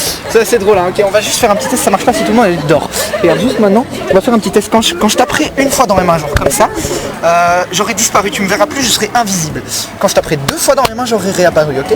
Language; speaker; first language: French; native; French